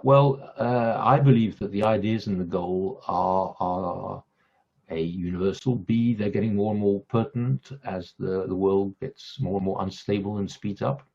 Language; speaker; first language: English; non-native, fluent; French